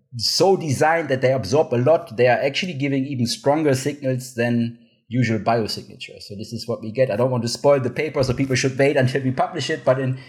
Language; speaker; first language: English; non-native, fluent; German